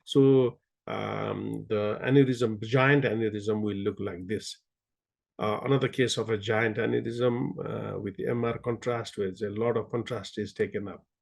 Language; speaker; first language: English; non-native, local second language; Nepali